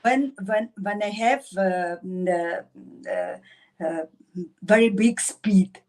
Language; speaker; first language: English; non-native, learner; Russian